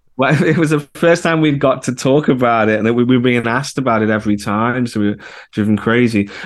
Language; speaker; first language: English; native; English